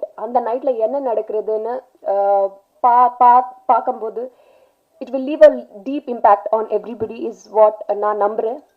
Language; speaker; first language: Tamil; non-native, learner; Telugu